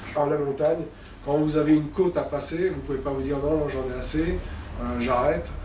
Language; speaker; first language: French; native; French